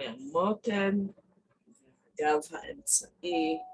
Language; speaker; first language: Hebrew; non-native, fluent; English